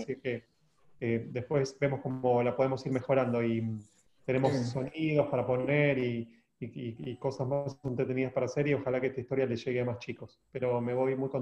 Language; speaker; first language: Spanish; native; Spanish